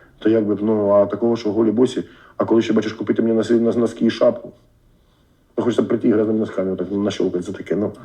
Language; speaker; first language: Ukrainian; non-native, local second language; Russian